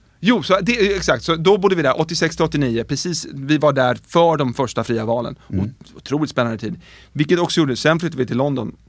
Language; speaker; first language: Swedish; early bilingual, heritage; Swedish